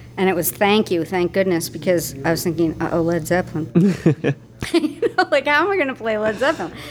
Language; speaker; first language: English; native; English